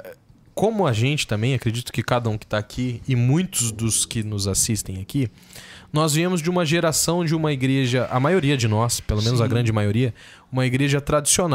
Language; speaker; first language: Portuguese; native; Portuguese